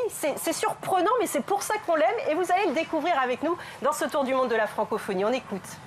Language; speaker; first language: French; native; French